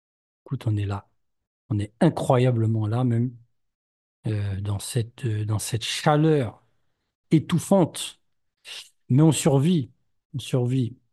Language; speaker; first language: French; native; French